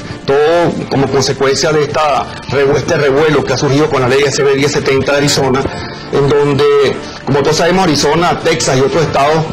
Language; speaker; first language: Spanish; native; Spanish